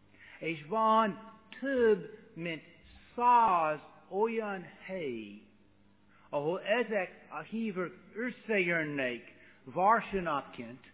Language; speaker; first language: Hungarian; non-native, fluent; English